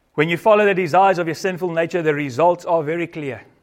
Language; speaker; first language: English; non-native, local second language; Afrikaans